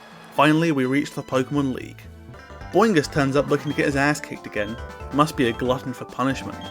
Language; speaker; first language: English; native; English